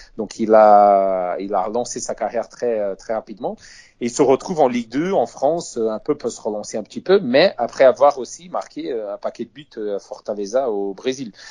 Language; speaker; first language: French; non-native, fluent; Portuguese